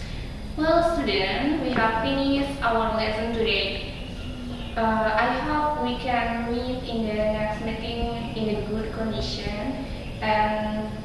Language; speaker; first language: English; non-native, learner; Indonesian